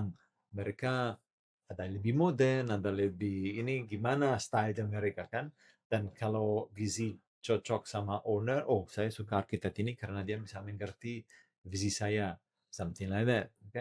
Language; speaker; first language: Indonesian; non-native, learner; Italian